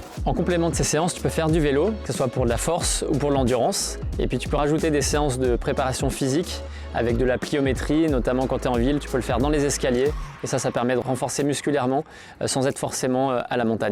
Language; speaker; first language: French; native; French